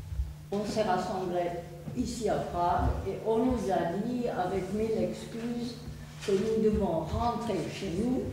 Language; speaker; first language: French; non-native, fluent; Czech